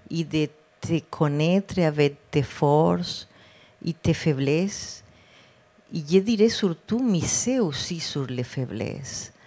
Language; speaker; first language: French; non-native, fluent; Spanish